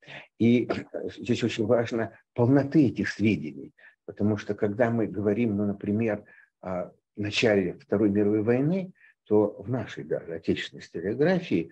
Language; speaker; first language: Russian; native; Russian